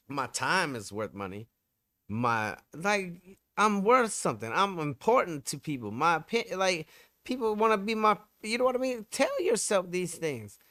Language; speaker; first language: English; native; English